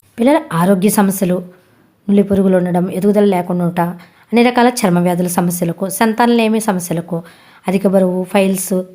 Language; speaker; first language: Telugu; native; Telugu